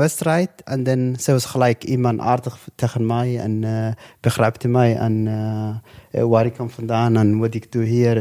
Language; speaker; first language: Dutch; non-native, local second language; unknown